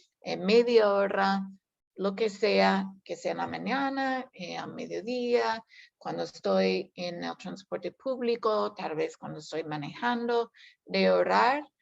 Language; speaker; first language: Spanish; non-native, fluent; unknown